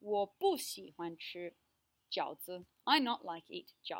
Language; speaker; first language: Chinese; non-native, fluent; English